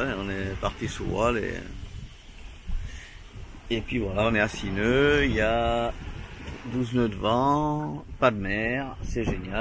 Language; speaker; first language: French; native; French